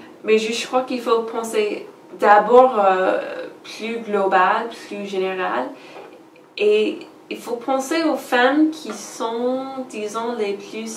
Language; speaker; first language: French; non-native, fluent; English